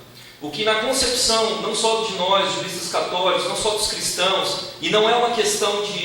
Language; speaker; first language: Portuguese; native; Portuguese